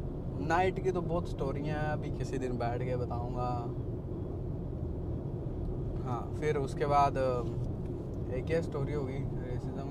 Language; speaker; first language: Hindi; native; Hindi